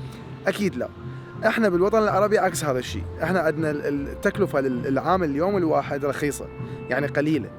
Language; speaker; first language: Arabic; native; Arabic